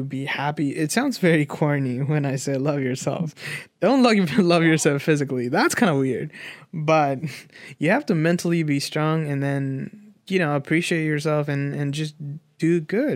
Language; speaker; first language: English; non-native, local second language; Nepali